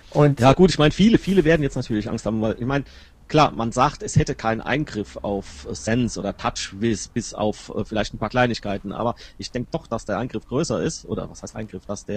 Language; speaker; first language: German; native; German